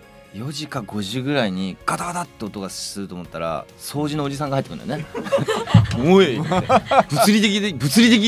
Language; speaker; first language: Japanese; native; Japanese